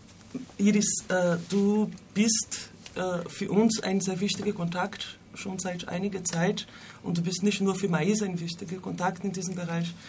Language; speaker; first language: German; non-native, fluent; Portuguese